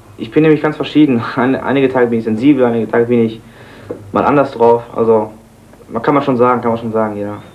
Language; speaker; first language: German; early bilingual, other home language; Spanish